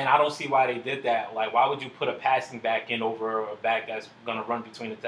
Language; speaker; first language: English; native; English